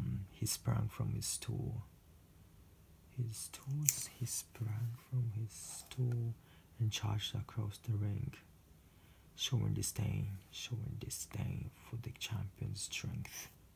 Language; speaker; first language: English; non-native, fluent; Japanese